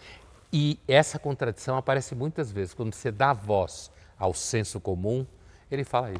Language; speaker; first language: Portuguese; native; Portuguese